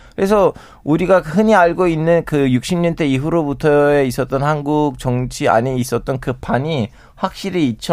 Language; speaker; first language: Korean; non-native, fluent; Turkish